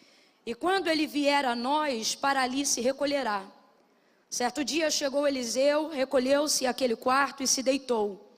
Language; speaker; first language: Portuguese; native; Portuguese